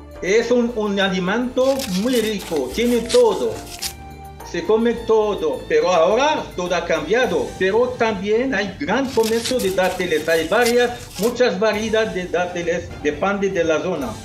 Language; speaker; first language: Spanish; non-native, local second language; Arabic